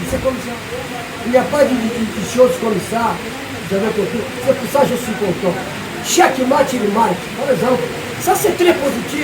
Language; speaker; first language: French; non-native, learner; Portuguese